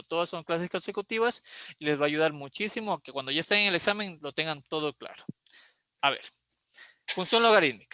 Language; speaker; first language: Spanish; native; Spanish